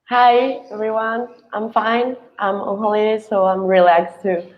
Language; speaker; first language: English; non-native, fluent; Spanish